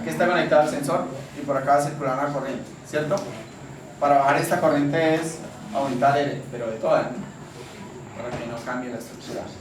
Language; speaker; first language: Spanish; native; Spanish